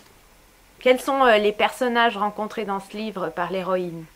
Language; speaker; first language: French; native; French